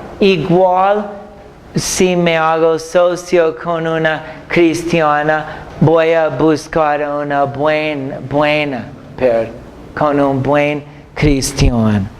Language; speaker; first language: Spanish; non-native, fluent; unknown